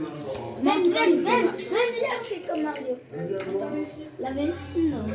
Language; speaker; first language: French; native; French